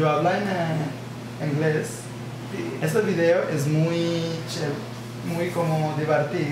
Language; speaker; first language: Spanish; non-native, learner; English